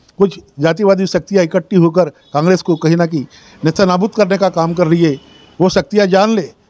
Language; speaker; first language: Hindi; non-native, local second language; Marathi